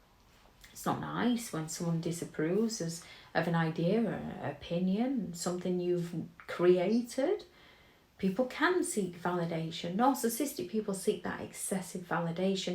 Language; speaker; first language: English; native; English